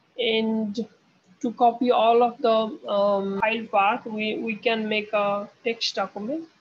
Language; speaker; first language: English; non-native, local second language; Nepali